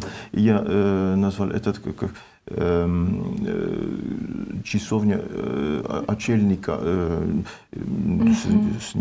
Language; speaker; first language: Russian; non-native, learner; French